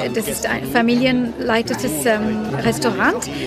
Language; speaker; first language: German; non-native, fluent; French